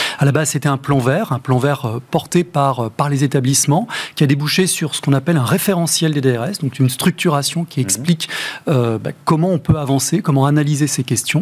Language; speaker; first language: French; native; French